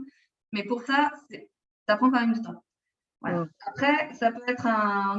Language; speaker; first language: French; native; French